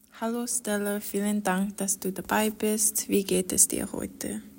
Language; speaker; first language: German; non-native, learner; English